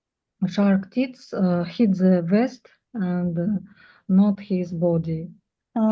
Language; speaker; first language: English; non-native, learner; Russian